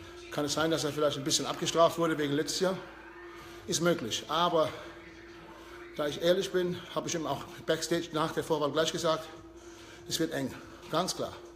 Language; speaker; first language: German; early bilingual, heritage; German